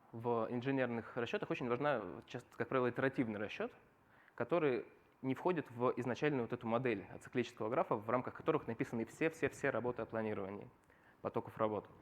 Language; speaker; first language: Russian; native; Russian